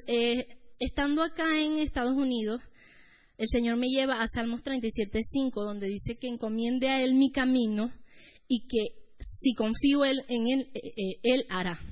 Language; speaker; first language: Spanish; native; Spanish